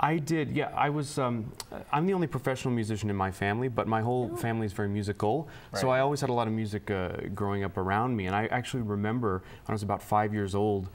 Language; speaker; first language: English; native; English